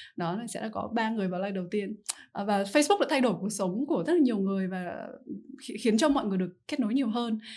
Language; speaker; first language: Vietnamese; native; Vietnamese